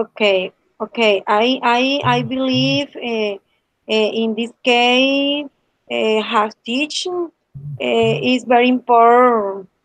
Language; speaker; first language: English; non-native, learner; Spanish